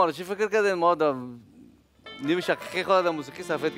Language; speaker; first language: Persian; native; Persian